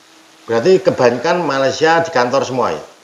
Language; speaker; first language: Indonesian; non-native, local second language; Javanese